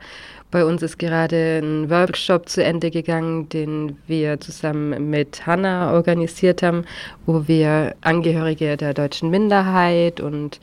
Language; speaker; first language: German; native; German